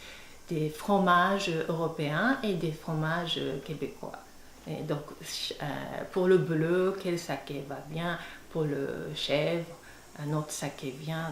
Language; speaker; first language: French; non-native, fluent; Japanese